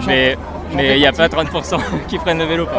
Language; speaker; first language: French; native; French